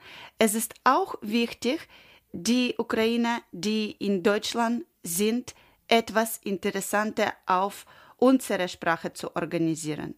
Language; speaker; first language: German; non-native, learner; Ukrainian